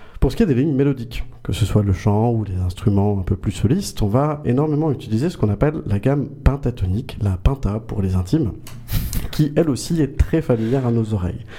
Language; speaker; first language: French; native; French